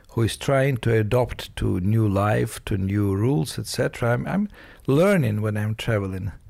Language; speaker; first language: English; non-native, fluent; Russian